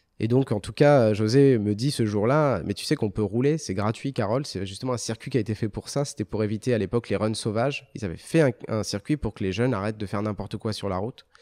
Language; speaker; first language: French; early bilingual, other home language; Arabic